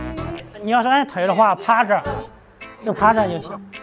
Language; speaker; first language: Chinese; native; Chinese